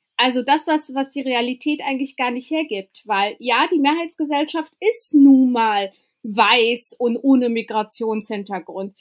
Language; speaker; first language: German; early bilingual, other home language; Albanian